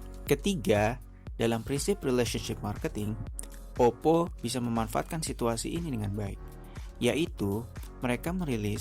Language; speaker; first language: Indonesian; native; Indonesian